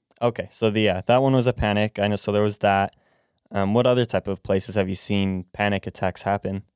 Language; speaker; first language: English; native; English